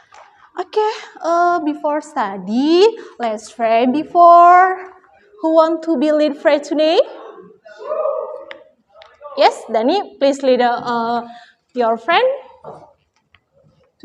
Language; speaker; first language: English; non-native, learner; Indonesian